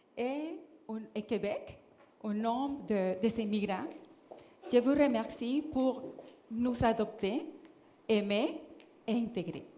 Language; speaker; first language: French; non-native, fluent; Spanish